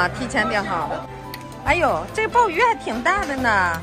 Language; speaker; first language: Chinese; native; Chinese